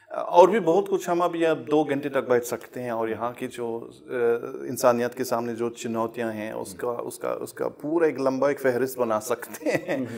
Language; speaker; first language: Urdu; non-native, fluent; German